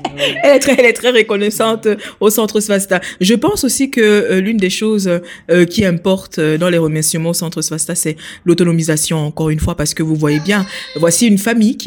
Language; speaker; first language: French; native; French